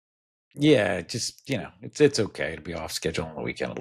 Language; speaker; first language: English; native; English